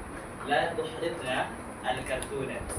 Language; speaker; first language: Arabic; non-native, learner; Malay